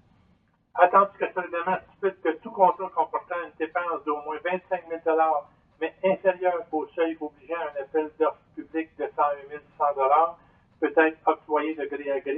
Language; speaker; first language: French; native; French